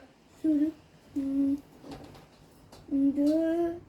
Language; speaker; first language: French; native; French